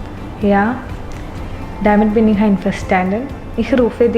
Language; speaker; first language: German; non-native, learner; Malayalam